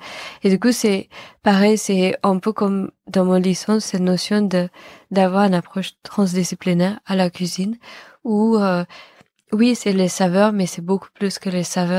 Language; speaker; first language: French; non-native, fluent; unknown